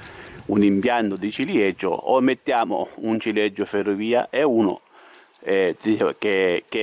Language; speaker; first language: Italian; native; Italian